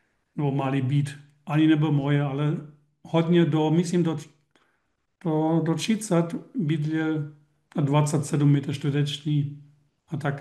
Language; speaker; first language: Czech; non-native, learner; German